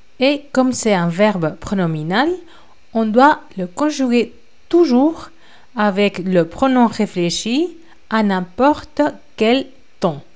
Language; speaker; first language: French; non-native, fluent; Spanish